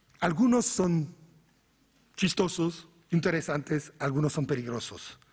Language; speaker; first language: Spanish; non-native, fluent; French